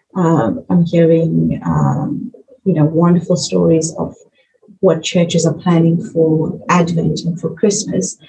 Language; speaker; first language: English; native; English